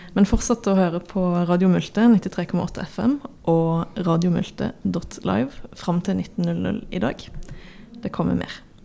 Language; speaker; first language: Norwegian; native; Norwegian